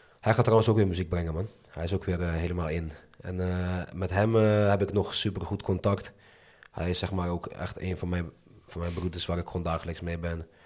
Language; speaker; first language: Dutch; early bilingual, other home language; Azerbaijani